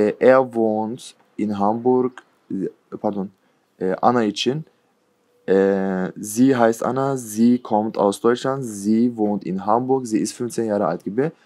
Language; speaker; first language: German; non-native, fluent; Turkish